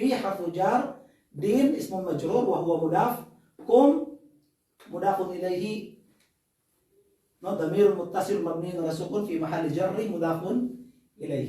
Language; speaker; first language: Arabic; non-native, fluent; Filipino